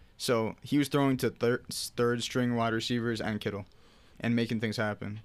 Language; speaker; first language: English; native; English